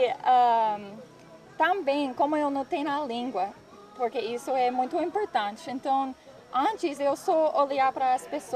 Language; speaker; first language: Portuguese; non-native, learner; English